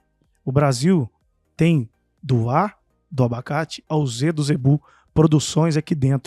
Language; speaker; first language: Portuguese; native; Portuguese